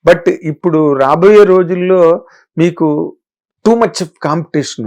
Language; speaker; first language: Telugu; native; Telugu